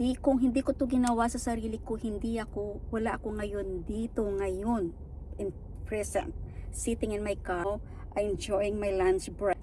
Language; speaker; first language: Filipino; non-native, local second language; Hiligaynon